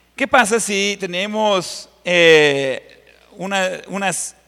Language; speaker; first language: Spanish; non-native, fluent; English